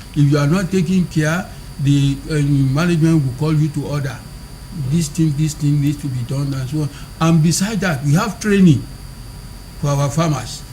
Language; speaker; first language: English; non-native, local second language; Yoruba